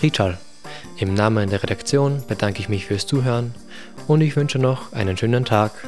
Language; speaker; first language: German; native; German